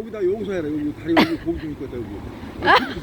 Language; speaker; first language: Korean; native; Korean